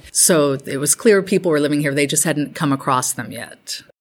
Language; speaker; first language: English; native; English